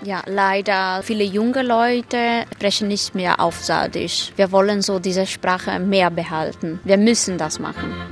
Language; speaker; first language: German; non-native, fluent; Italian